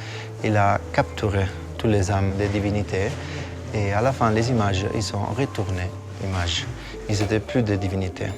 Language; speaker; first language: French; non-native, fluent; Italian